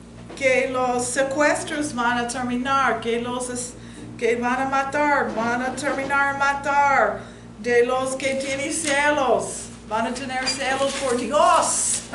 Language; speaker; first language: Spanish; non-native, fluent; English